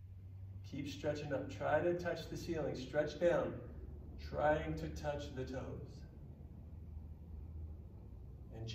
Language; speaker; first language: English; native; English